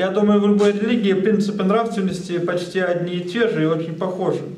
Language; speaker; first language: Russian; native; Russian